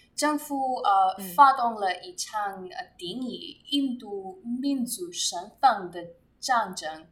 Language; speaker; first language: Chinese; non-native, fluent; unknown